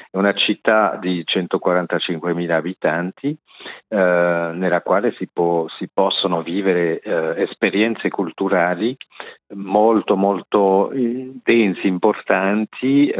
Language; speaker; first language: Italian; non-native, local second language; French